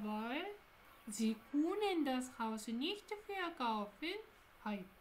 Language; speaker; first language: German; non-native, learner; Japanese